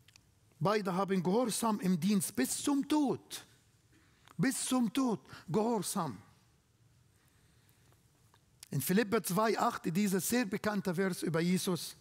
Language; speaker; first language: German; non-native, fluent; Arabic